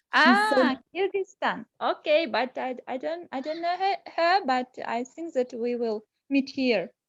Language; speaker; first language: English; non-native, learner; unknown